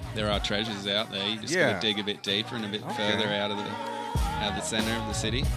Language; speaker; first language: English; native; English